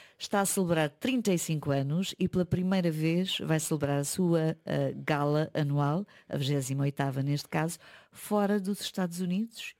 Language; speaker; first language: Portuguese; early bilingual, heritage; Portuguese